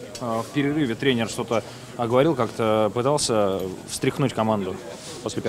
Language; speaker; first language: Russian; native; Russian